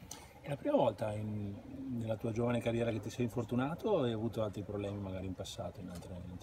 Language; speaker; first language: Italian; native; Italian